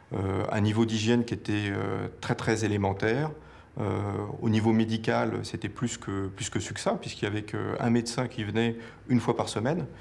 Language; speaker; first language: French; native; French